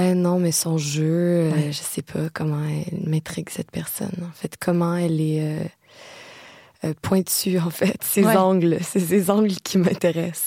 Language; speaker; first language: French; native; French